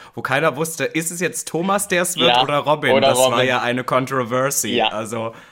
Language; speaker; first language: German; native; German